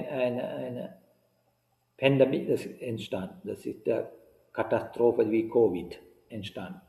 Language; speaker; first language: German; non-native, fluent; Sinhala